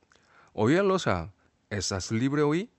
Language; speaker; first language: Spanish; non-native, fluent; Korean